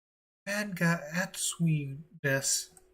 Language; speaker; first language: Japanese; non-native, learner; English